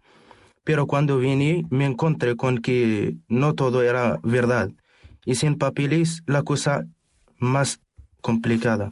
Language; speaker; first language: Spanish; non-native, learner; Arabic